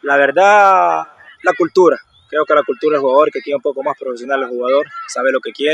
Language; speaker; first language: Spanish; native; Spanish